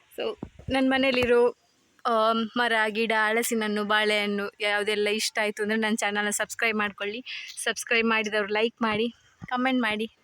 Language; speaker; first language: Kannada; non-native, local second language; Tulu